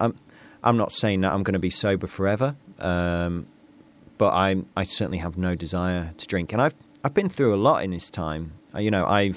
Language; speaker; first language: English; native; English